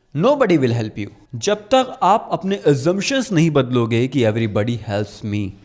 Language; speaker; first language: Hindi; native; Hindi